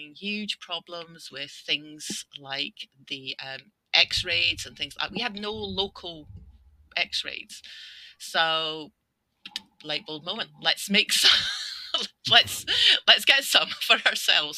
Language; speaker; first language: English; native; English